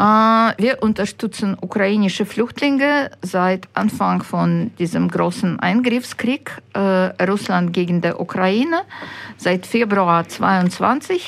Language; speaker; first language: German; non-native, fluent; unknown